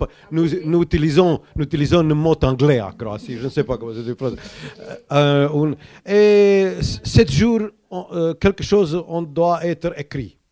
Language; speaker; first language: French; non-native, learner; Croatian